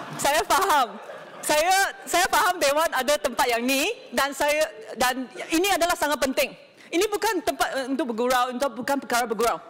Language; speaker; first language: Malay; non-native, local second language; Chinese